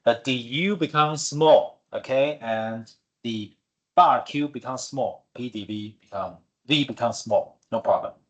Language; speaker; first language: English; non-native, fluent; Chinese